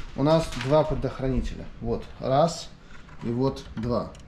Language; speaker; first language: Russian; non-native, local second language; Ukrainian